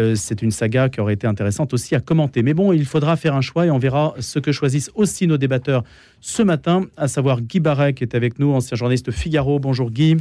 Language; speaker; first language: French; native; French